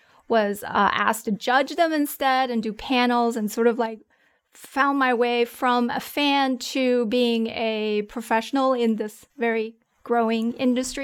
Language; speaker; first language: English; non-native, fluent; Chinese